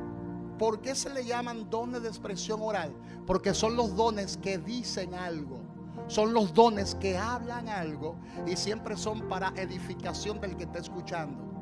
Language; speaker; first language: Spanish; native; Spanish